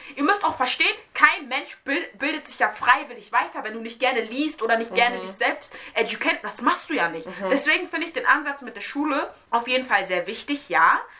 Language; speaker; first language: German; native; German